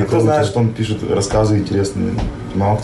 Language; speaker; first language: Russian; native; Russian